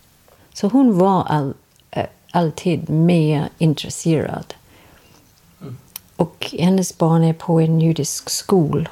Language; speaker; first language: Swedish; non-native, fluent; English